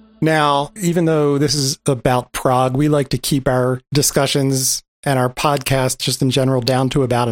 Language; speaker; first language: English; native; English